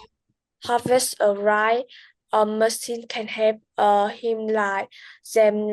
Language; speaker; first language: English; non-native, learner; Vietnamese